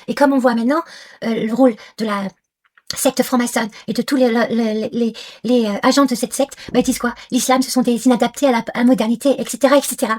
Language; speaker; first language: French; non-native, local second language; Arabic